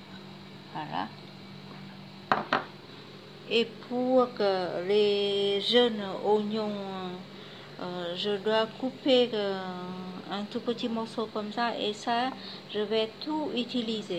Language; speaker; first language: French; non-native, fluent; Vietnamese